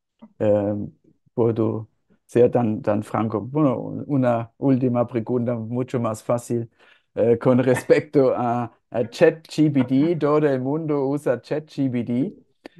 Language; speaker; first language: Spanish; non-native, fluent; German